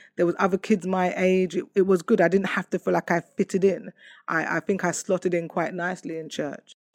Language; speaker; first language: English; native; English